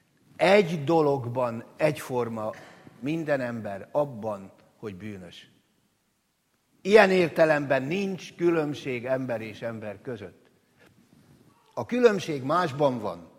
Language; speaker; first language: Hungarian; native; Hungarian